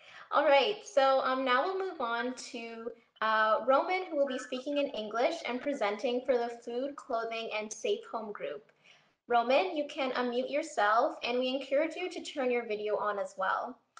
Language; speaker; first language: English; native; English